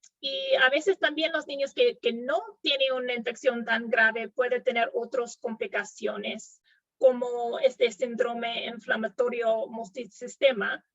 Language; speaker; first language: Spanish; non-native, fluent; English